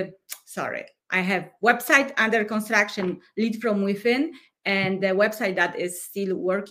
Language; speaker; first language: English; non-native, fluent; Polish